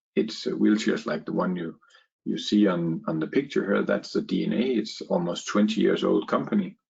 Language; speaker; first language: English; non-native, fluent; Danish